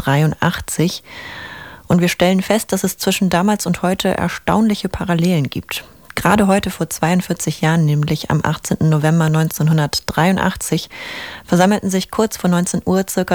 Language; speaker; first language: German; native; German